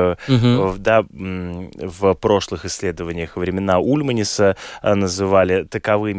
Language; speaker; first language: Russian; native; Russian